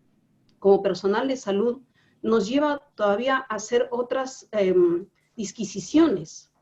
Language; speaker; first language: Spanish; native; Spanish